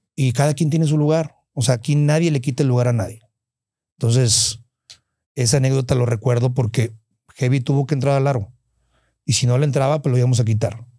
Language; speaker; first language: Spanish; native; Spanish